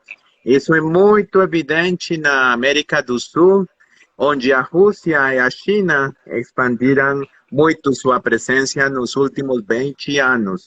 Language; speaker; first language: Portuguese; non-native, fluent; Spanish